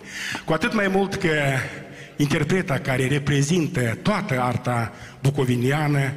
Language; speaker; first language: Romanian; native; Romanian